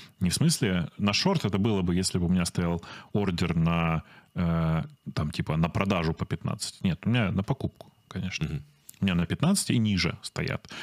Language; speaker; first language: Russian; native; Russian